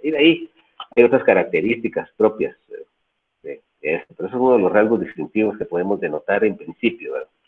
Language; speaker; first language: Spanish; native; Spanish